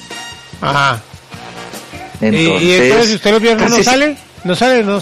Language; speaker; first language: Spanish; native; Spanish